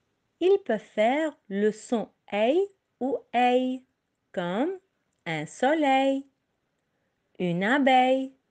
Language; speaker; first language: French; non-native, local second language; Arabic